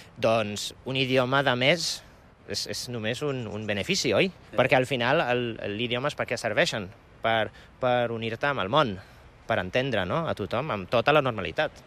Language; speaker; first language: Catalan; non-native, fluent; Polish